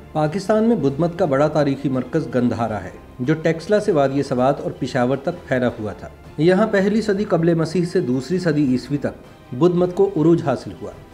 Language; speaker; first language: Urdu; native; Urdu